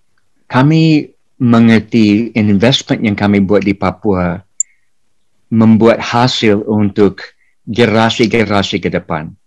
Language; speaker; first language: Indonesian; non-native, fluent; English